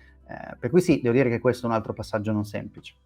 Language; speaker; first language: Italian; native; Italian